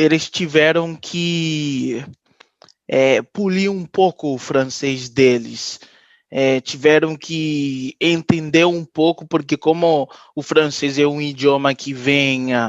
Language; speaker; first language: Portuguese; non-native, fluent; Haitian Creole